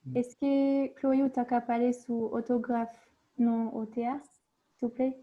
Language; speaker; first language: French; non-native, learner; English